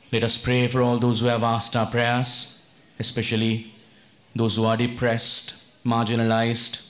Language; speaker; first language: English; non-native, local second language; Sinhala